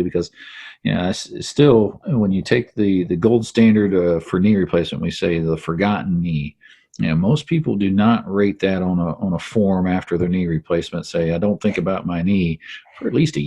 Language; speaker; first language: English; native; English